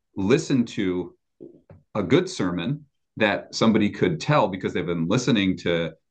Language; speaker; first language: English; native; English